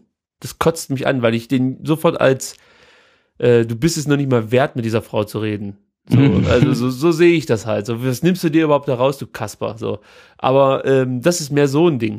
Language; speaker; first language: German; native; German